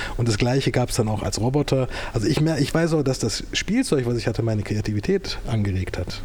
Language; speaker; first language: German; early bilingual, other home language; Turkish